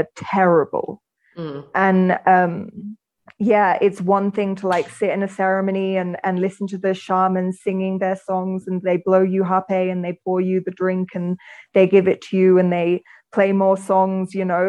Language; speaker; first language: English; native; English